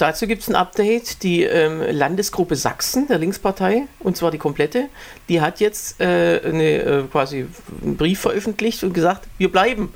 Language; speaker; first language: German; native; German